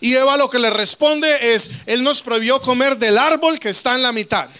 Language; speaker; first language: Spanish; native; Spanish